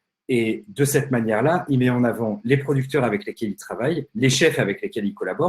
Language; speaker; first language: French; native; French